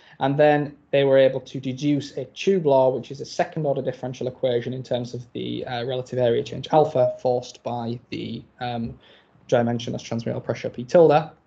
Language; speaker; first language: English; native; English